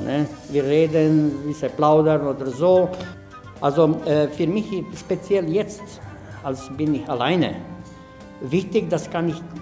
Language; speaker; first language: German; non-native, fluent; Croatian